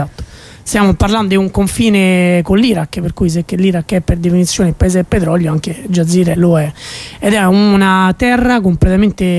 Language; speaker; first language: Italian; native; Italian